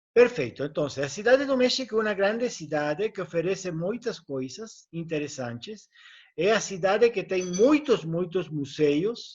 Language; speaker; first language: Portuguese; non-native, learner; Spanish